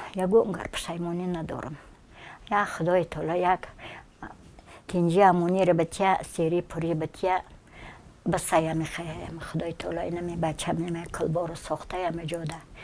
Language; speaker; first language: Tajik; non-native, local second language; Russian